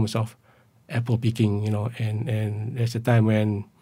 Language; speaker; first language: English; non-native, local second language; Malay